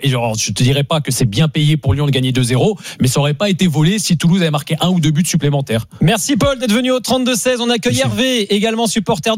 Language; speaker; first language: French; native; French